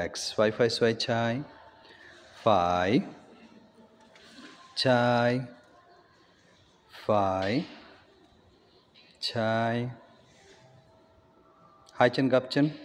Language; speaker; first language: Vietnamese; non-native, learner; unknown